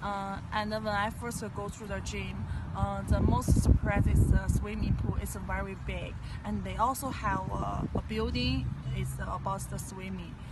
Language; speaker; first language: English; non-native, learner; Chinese